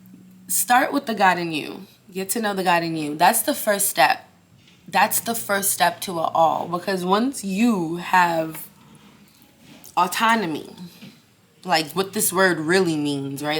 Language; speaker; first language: English; native; English